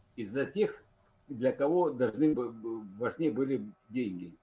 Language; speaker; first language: Russian; native; Russian